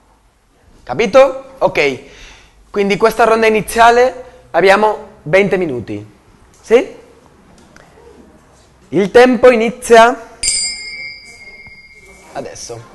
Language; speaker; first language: Italian; non-native, learner; Spanish